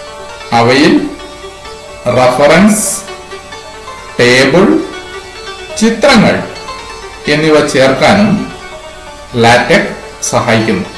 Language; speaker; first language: Malayalam; native; Malayalam